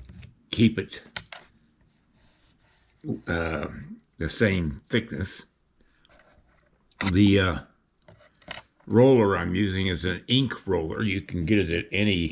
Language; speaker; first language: English; native; English